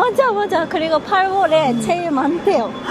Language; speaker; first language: Korean; non-native, fluent; Japanese